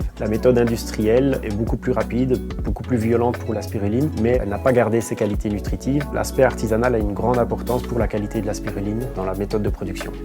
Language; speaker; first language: French; native; French